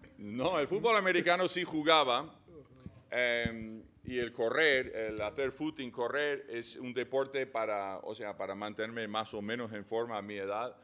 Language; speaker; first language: Spanish; non-native, fluent; English